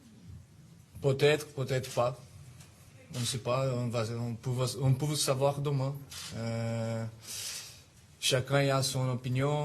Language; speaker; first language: French; non-native, fluent; Italian